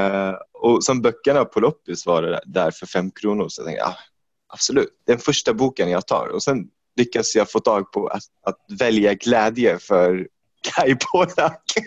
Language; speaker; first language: Swedish; non-native, fluent; Arabic